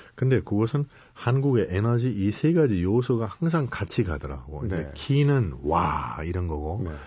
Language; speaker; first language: Korean; non-native, fluent; German